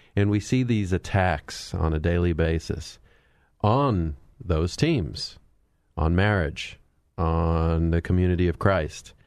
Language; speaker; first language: English; native; English